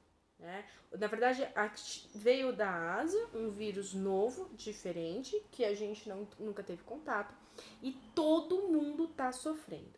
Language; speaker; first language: Portuguese; native; Portuguese